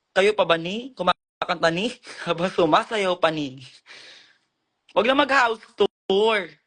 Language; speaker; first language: Filipino; native; Filipino